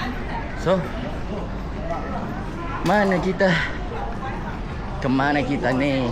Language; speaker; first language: Malay; native; Malay